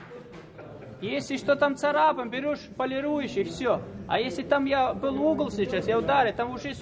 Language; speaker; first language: Russian; non-native, learner; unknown